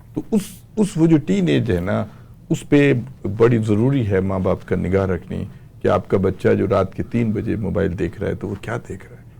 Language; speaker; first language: Urdu; native; Urdu